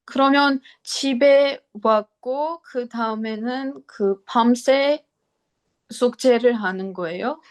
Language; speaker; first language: Korean; non-native, learner; Armenian